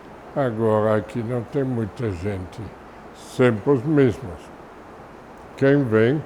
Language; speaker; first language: Portuguese; non-native, fluent; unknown